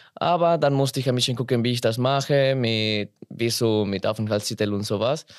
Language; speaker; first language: German; non-native, fluent; Spanish